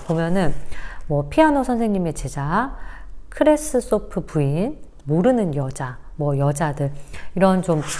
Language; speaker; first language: Korean; native; Korean